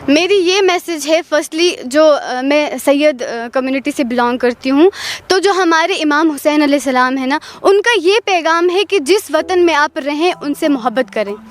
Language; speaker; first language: Hindi; non-native, local second language; Pahari-Potwari